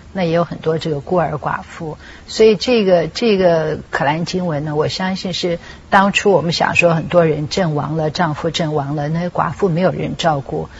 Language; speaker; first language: Chinese; native; Chinese